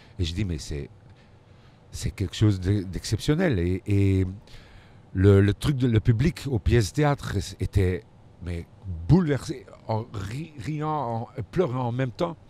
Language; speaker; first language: French; non-native, local second language; Dutch